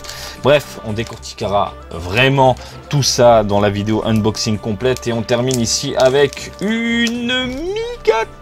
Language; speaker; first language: French; native; French